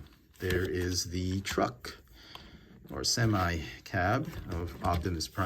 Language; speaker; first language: English; native; English